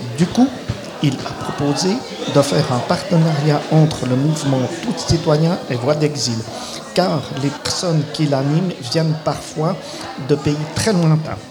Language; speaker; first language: French; native; French